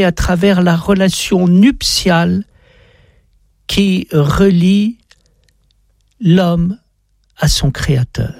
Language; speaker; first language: French; native; French